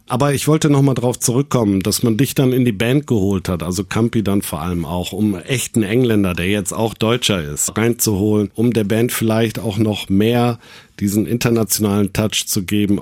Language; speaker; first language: German; native; German